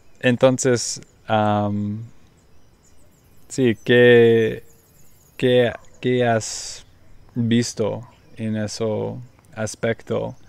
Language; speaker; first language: Spanish; non-native, learner; English